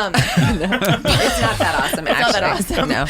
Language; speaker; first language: English; native; English